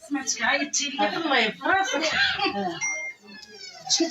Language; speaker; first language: Arabic; native; Arabic